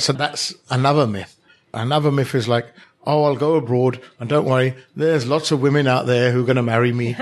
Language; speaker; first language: English; early bilingual, other home language; Hindi